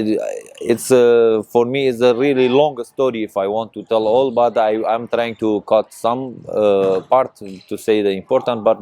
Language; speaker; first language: English; non-native, learner; Persian